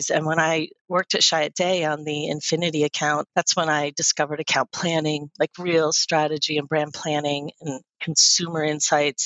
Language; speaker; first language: English; native; English